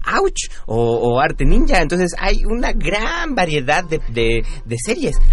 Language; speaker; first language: Spanish; native; Spanish